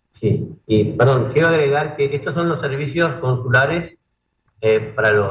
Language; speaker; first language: Spanish; native; Spanish